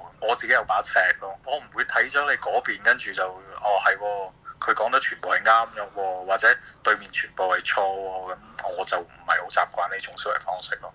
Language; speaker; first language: Cantonese; native; Cantonese